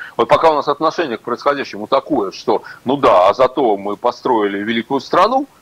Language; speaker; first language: Russian; native; Russian